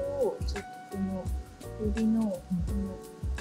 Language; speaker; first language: Japanese; native; Japanese